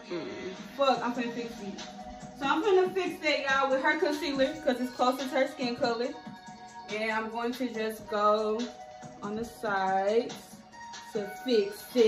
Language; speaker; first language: English; native; English